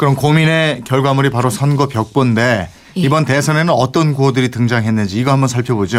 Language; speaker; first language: Korean; native; Korean